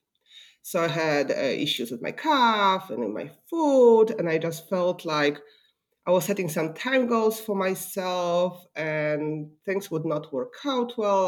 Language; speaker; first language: English; non-native, fluent; Polish